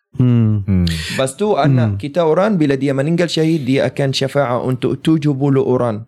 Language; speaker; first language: Malay; non-native, fluent; Arabic